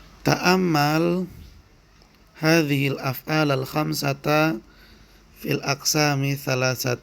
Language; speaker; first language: Arabic; non-native, fluent; Indonesian